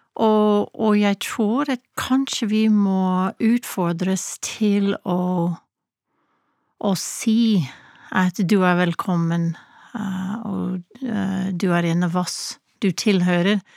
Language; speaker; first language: Norwegian; non-native, fluent; English